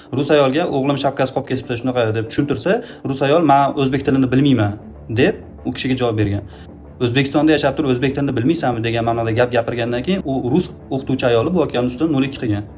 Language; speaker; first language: Uzbek; native; Uzbek